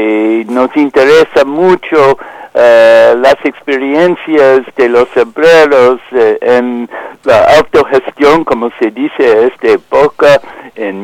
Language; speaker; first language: Spanish; non-native, fluent; English